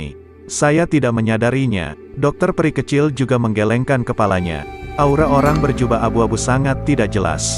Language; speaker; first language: Indonesian; native; Indonesian